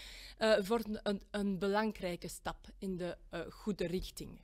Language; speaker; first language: Dutch; non-native, local second language; French